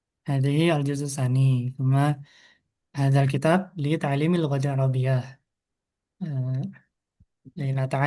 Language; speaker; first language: Arabic; non-native, fluent; Indonesian